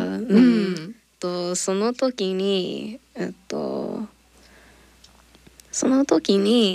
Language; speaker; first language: Japanese; non-native, learner; English